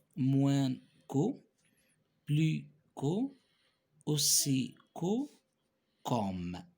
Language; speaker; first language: French; non-native, local second language; Arabic